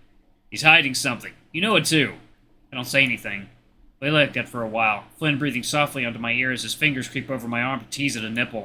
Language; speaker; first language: English; native; English